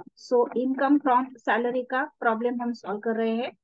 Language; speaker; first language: Hindi; non-native, local second language; Marathi